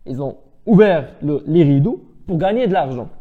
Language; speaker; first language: French; non-native, local second language; Arabic